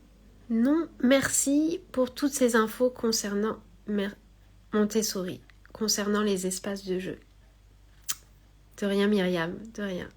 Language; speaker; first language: French; native; French